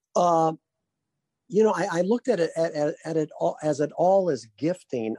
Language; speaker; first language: English; native; English